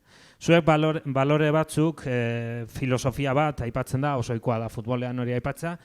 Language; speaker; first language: Basque; native; Basque